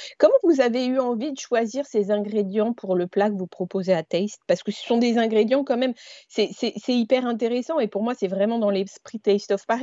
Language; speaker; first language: French; native; French